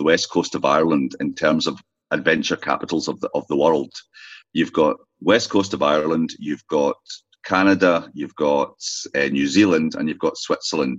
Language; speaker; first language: English; native; English